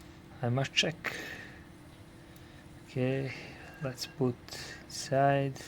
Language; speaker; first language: English; non-native, learner; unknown